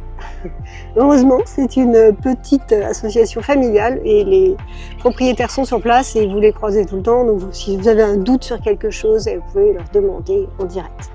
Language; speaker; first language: French; native; French